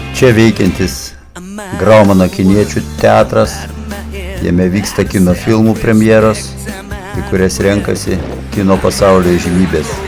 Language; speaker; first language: Lithuanian; native; Lithuanian